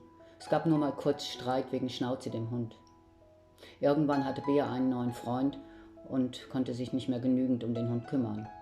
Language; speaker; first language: German; native; German